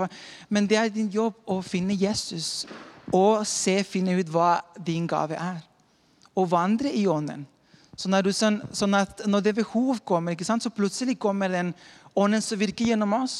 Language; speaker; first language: Norwegian; non-native, fluent; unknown